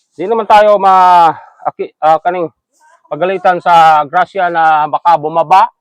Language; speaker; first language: Filipino; non-native, local second language; Cebuano